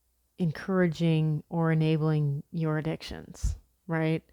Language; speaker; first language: English; native; English